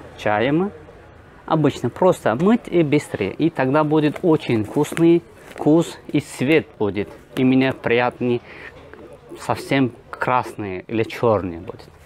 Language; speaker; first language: Russian; non-native, learner; Turkish